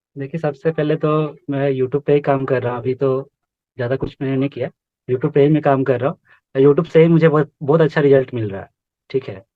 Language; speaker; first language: Hindi; native; Hindi